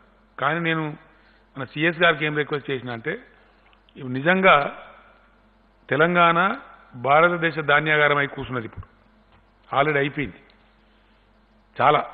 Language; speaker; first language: Telugu; native; Telugu